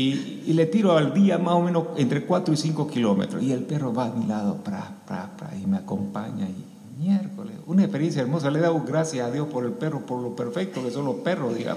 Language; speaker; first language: Spanish; native; Spanish